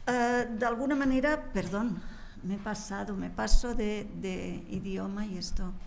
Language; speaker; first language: Spanish; non-native, local second language; Catalan